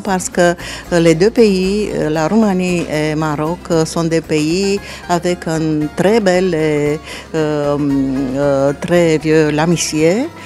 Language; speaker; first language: French; non-native, fluent; Romanian